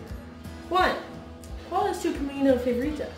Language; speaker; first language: Spanish; non-native, learner; English